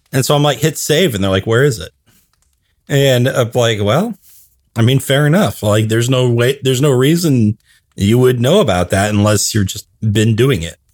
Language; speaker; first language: English; native; English